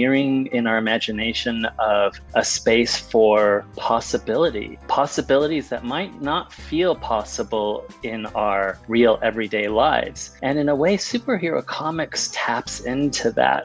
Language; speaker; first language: English; early bilingual, other home language; Spanish